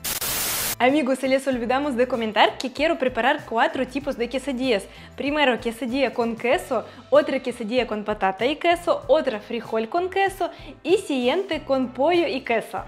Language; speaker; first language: Spanish; non-native, fluent; Russian